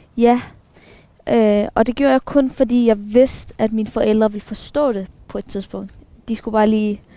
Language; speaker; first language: Danish; early bilingual, other home language; Arabic